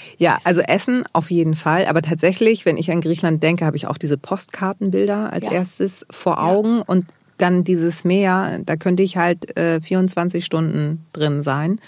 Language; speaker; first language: German; early bilingual, other home language; Greek